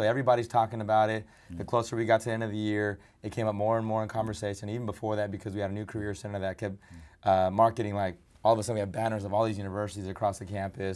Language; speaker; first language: English; early bilingual, other home language; Spanish